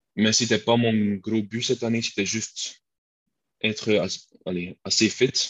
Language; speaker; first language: French; non-native, local second language; Dutch